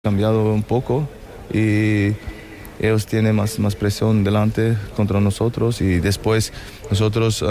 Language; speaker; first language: Spanish; non-native, fluent; German